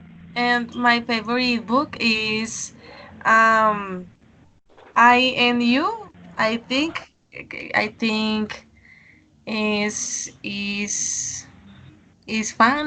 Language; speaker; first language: English; non-native, learner; Spanish